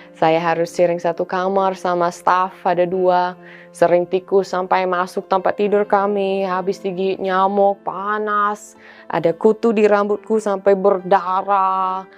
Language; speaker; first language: Indonesian; non-native, fluent; English